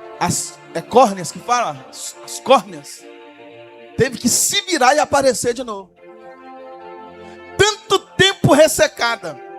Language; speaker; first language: Portuguese; native; Portuguese